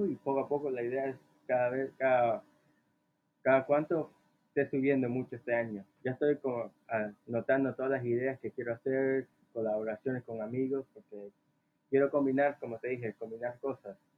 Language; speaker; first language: Spanish; early bilingual, heritage; Spanish